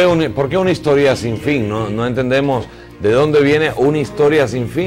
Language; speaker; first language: Spanish; native; Spanish